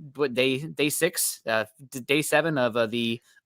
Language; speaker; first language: English; native; English